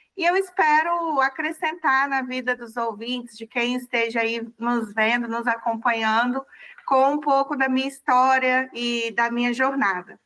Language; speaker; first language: Portuguese; native; Portuguese